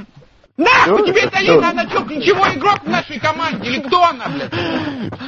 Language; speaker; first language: Russian; native; Russian